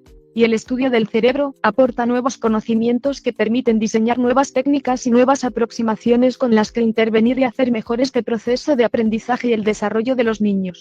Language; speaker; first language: Spanish; native; Spanish